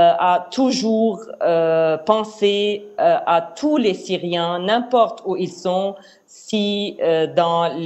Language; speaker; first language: French; non-native, fluent; Arabic